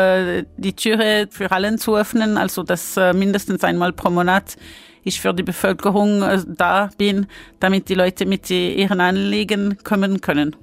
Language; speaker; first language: German; non-native, fluent; French